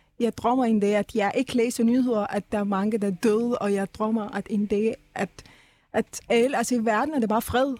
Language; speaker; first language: Danish; early bilingual, other home language; Persian